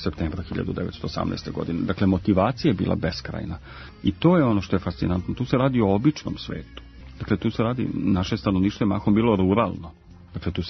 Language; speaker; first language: Croatian; native; Croatian